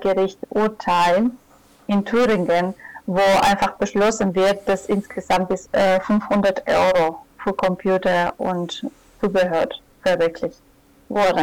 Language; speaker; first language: German; non-native, fluent; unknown